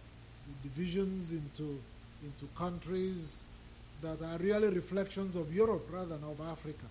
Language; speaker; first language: English; non-native, local second language; Igbo